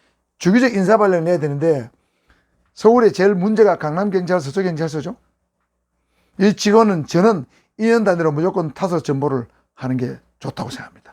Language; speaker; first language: Korean; native; Korean